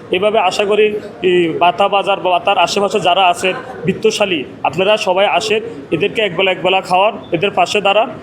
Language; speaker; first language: Bangla; native; Bangla